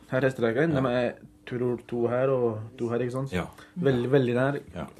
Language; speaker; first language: Norwegian; early bilingual, other home language; Arabic